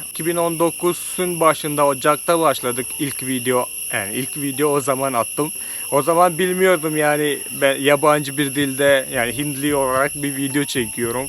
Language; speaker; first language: Turkish; non-native, fluent; Malayalam